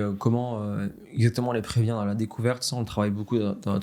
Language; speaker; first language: French; native; French